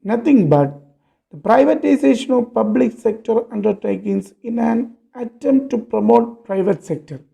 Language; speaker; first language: English; non-native, local second language; Malayalam